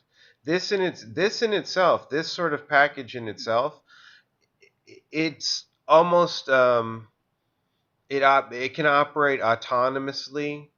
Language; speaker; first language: English; native; English